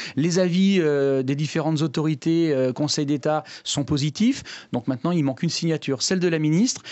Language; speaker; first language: French; native; French